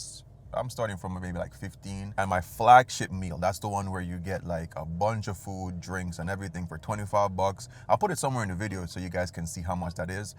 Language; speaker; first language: English; native; English